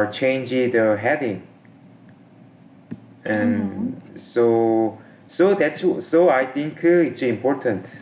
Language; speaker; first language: English; non-native, learner; Korean